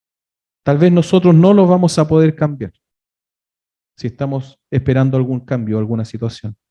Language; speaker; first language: Spanish; native; Spanish